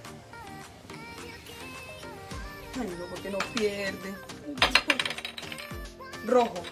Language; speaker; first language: Spanish; native; Spanish